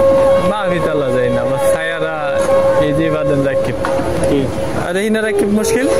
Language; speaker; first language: Arabic; non-native, learner; Bangla